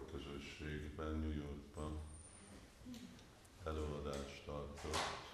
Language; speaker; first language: Hungarian; early bilingual, heritage; Hungarian